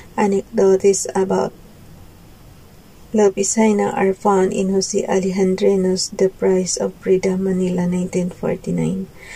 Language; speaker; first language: English; non-native, local second language; Filipino